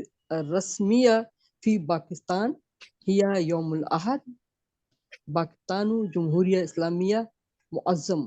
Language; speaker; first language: Arabic; non-native, learner; Urdu